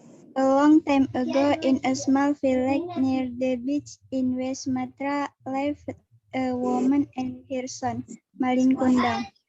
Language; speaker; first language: English; non-native, learner; Indonesian